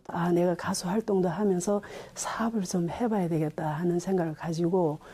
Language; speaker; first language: Korean; early bilingual, heritage; Korean